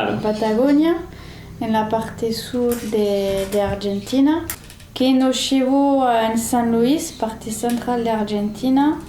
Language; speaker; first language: Spanish; non-native, fluent; French